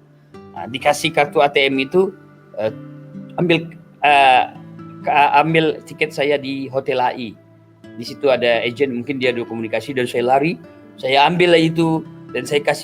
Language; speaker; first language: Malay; non-native, local second language; Achinese